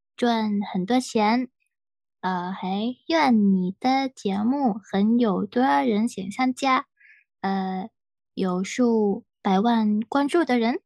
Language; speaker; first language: Chinese; non-native, learner; Thai